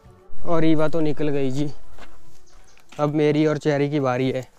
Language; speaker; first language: Hindi; native; Hindi